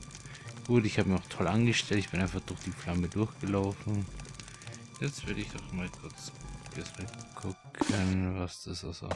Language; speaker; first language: German; native; German